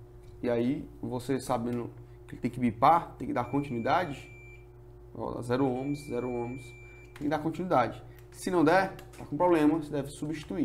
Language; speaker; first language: Portuguese; native; Portuguese